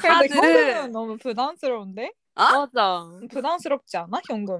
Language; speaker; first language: Korean; non-native, fluent; Japanese